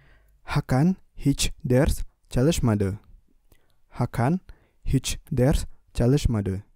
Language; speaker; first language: Turkish; non-native, fluent; Indonesian